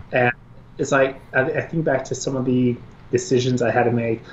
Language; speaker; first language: English; early bilingual, other home language; Albanian